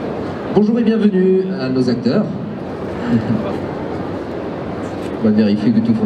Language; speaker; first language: French; native; French